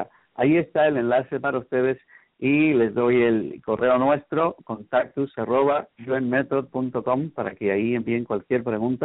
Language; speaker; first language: Spanish; native; Spanish